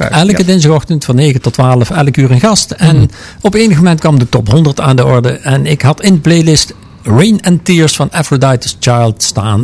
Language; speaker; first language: Dutch; native; Dutch